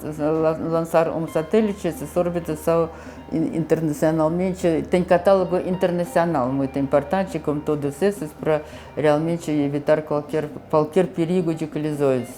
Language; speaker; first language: Portuguese; non-native, fluent; Russian